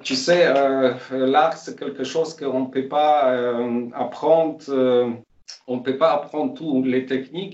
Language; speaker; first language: French; non-native, fluent; Polish